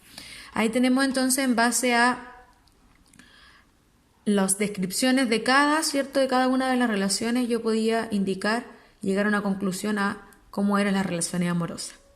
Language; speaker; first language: Spanish; native; Spanish